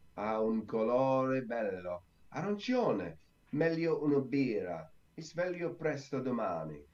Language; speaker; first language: Italian; non-native, learner; English